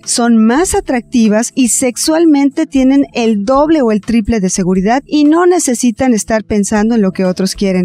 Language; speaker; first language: Spanish; native; Spanish